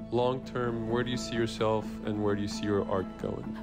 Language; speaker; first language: English; native; English